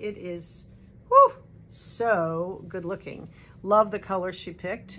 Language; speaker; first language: English; native; English